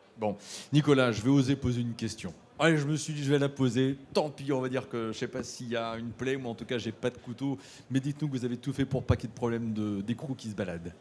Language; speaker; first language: French; native; French